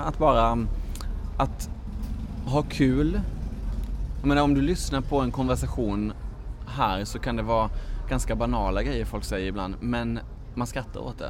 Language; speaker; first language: Swedish; native; Swedish